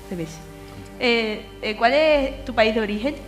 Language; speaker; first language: Spanish; native; Spanish